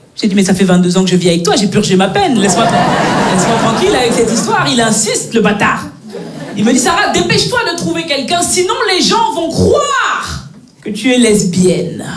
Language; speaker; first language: French; native; French